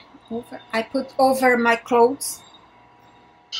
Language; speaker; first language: English; non-native, learner; Portuguese